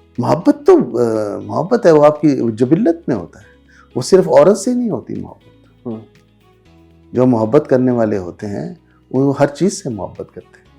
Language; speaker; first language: Urdu; non-native, local second language; Punjabi